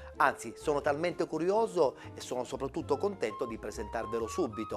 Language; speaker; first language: Italian; native; Italian